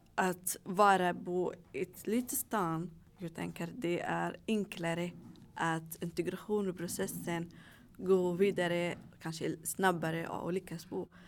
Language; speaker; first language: Swedish; non-native, fluent; Arabic